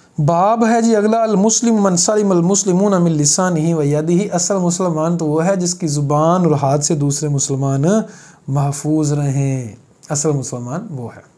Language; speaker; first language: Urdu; non-native, local second language; Punjabi